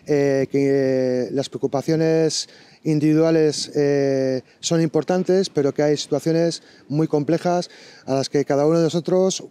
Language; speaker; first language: Spanish; native; Spanish